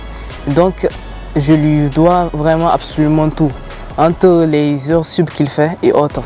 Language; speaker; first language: French; non-native, local second language; Hausa